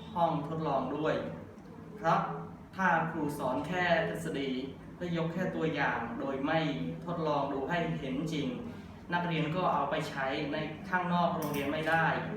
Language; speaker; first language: Thai; non-native, learner; Khmer